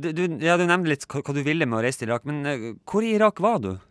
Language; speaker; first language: Norwegian; native; Norwegian